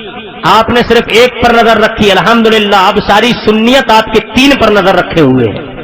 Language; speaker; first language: Urdu; native; Urdu